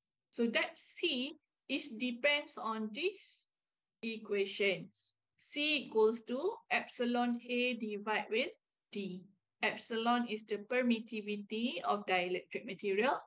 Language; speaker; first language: English; non-native, local second language; Malay